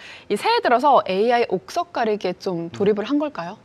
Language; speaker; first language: Korean; native; Korean